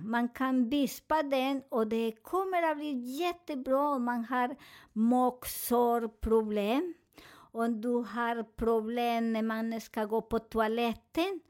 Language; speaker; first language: Swedish; non-native, fluent; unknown